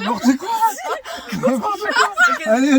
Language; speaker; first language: French; native; French